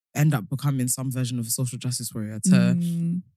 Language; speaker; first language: English; native; English